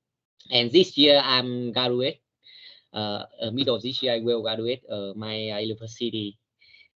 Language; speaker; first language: English; non-native, learner; Vietnamese